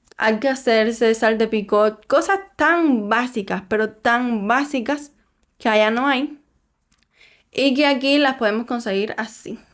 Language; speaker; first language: Spanish; native; Spanish